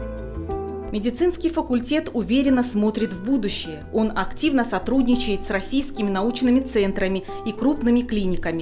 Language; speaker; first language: Russian; native; Russian